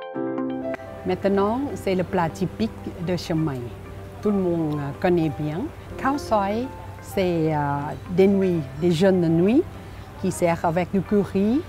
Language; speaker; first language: French; non-native, learner; Thai